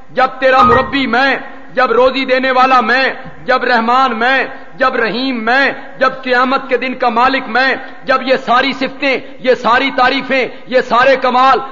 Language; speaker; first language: Urdu; non-native, local second language; Punjabi